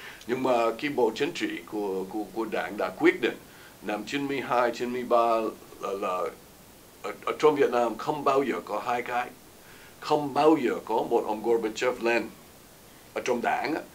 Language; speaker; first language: Vietnamese; non-native, fluent; English